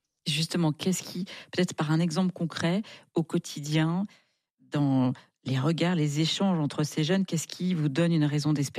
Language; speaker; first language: French; native; French